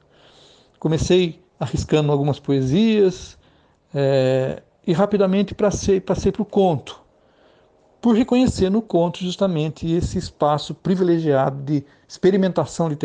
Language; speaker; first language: Portuguese; native; Portuguese